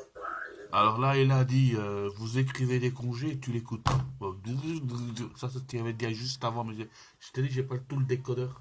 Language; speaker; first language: French; native; French